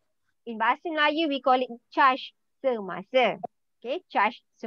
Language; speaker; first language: Malay; native; Malay